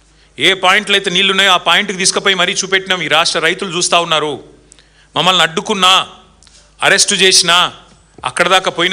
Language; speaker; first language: Telugu; native; Telugu